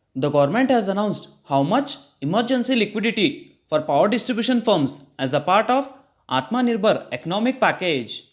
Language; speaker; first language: English; non-native, local second language; Kannada